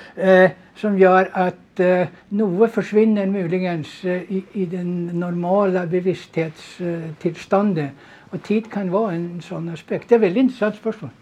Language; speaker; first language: Swedish; native; Swedish